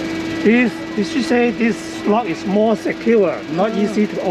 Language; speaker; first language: English; non-native, local second language; Cantonese